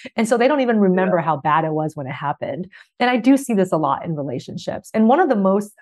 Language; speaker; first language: English; early bilingual, other home language; Chinese